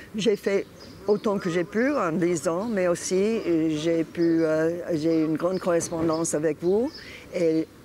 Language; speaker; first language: French; non-native, fluent; English